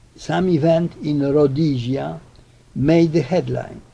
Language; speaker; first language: English; non-native, fluent; Polish